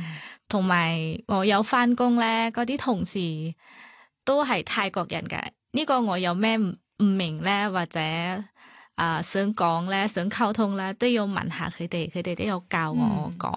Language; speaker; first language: Cantonese; non-native, learner; Thai